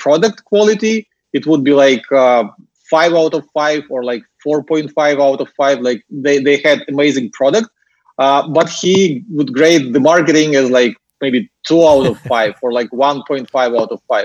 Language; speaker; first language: English; non-native, fluent; Russian